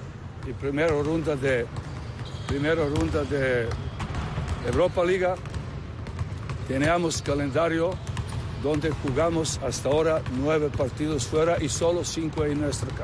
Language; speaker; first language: Spanish; non-native, learner; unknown